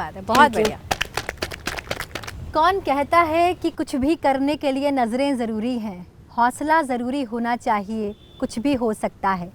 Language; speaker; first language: Hindi; native; Hindi